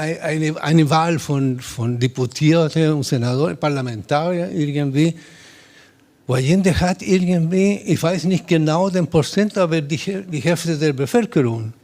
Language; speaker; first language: German; non-native, learner; Spanish